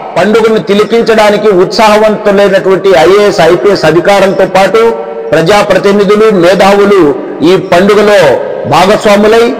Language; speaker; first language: Telugu; non-native, local second language; Lambadi